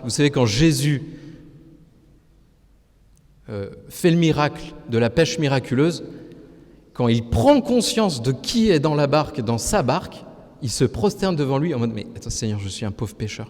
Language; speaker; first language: French; native; French